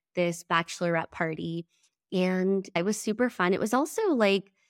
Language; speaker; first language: English; early bilingual, other home language; Spanish